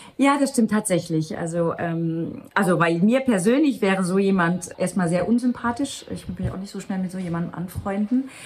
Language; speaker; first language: German; non-native, local second language; Luxembourgish